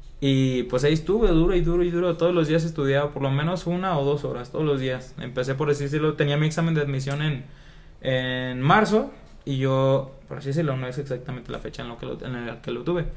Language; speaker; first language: Spanish; native; Spanish